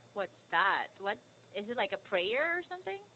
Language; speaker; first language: English; non-native, fluent; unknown